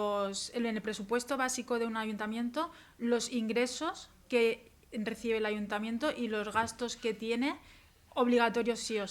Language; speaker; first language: Spanish; native; Spanish